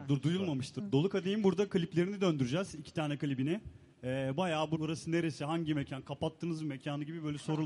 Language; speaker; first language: Turkish; native; Turkish